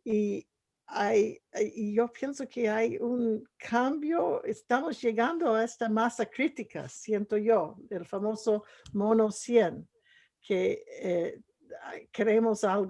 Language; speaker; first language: Spanish; non-native, fluent; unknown